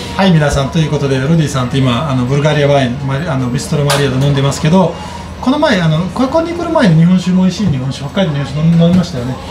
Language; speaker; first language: Japanese; non-native, fluent; Azerbaijani